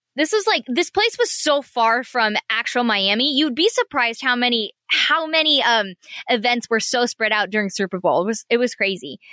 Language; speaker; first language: English; native; English